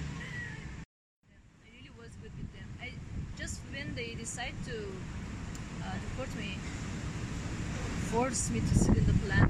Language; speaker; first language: English; non-native, learner; Persian